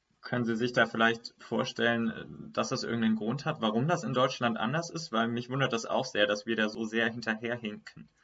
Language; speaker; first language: German; native; German